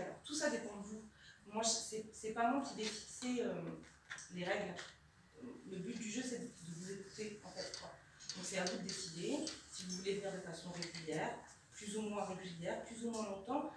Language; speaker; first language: French; native; French